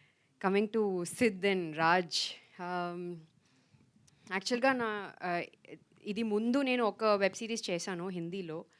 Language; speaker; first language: Telugu; non-native, fluent; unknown